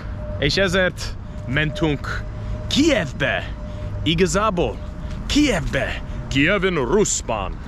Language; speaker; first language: Hungarian; non-native, learner; English